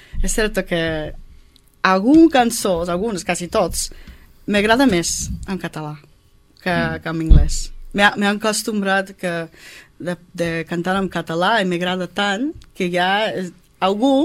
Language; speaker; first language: Catalan; non-native, learner; English